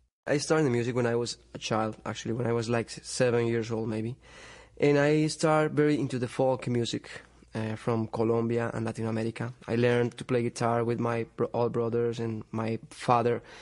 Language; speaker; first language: English; non-native, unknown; Spanish